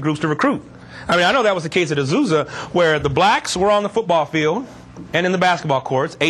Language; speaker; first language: English; native; English